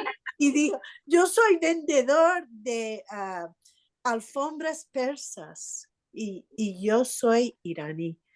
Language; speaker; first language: Spanish; non-native, fluent; English